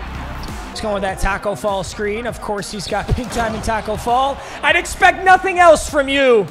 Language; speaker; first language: English; native; English